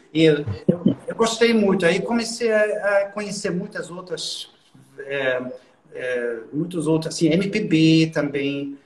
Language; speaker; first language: Portuguese; non-native, fluent; German